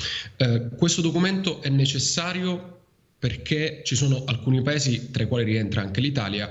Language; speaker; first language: Italian; native; Italian